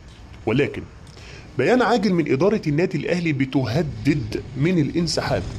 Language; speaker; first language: Arabic; native; Arabic